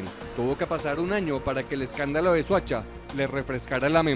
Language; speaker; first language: Spanish; native; Spanish